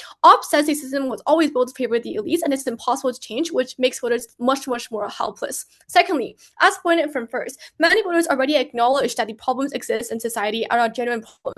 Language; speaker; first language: English; non-native, fluent; Chinese